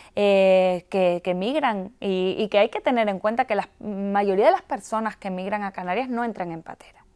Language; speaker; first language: Spanish; native; Spanish